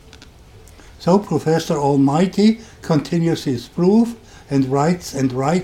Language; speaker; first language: English; non-native, fluent; German